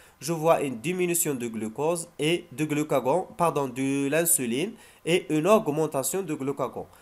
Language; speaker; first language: French; non-native, local second language; Arabic